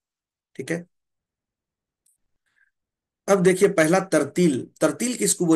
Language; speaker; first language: Urdu; native; Urdu